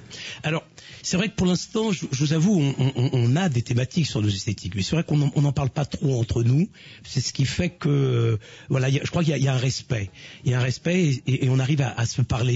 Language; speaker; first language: French; native; French